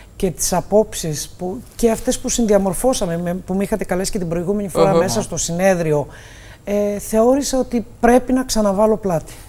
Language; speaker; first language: Greek; native; Greek